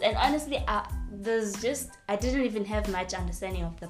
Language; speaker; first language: English; non-native, local second language; Zulu